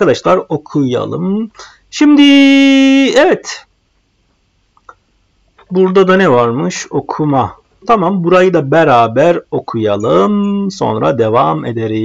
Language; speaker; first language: Turkish; non-native, fluent; Arabic